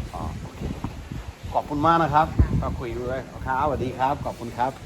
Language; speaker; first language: Thai; non-native, learner; Hindi